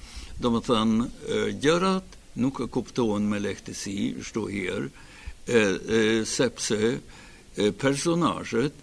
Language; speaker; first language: Albanian; non-native, fluent; Swedish